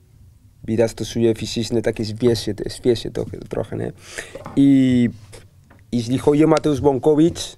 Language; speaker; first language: Polish; non-native, learner; Spanish